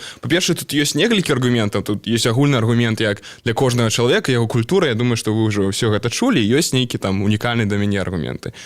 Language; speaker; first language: Belarusian; non-native, local second language; Russian